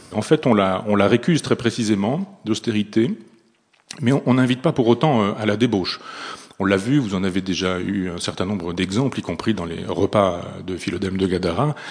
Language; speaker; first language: French; native; French